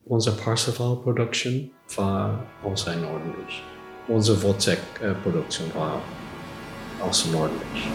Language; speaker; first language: German; non-native, learner; English